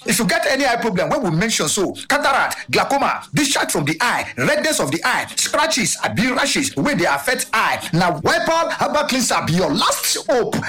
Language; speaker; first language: Nigerian Pidgin; non-native, local second language; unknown